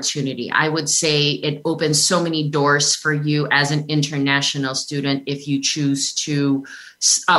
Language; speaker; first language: English; non-native, local second language; Filipino